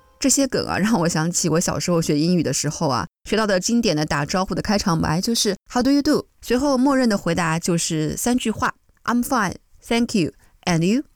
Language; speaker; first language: Chinese; native; Chinese